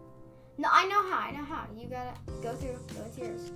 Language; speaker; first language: English; native; English